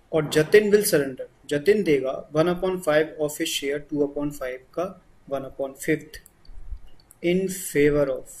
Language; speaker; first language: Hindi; native; Hindi